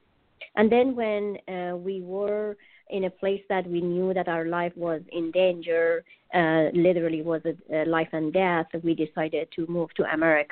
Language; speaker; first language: English; non-native, fluent; Persian